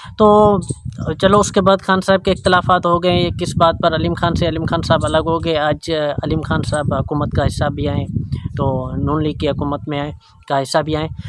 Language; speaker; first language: Urdu; non-native, local second language; Sindhi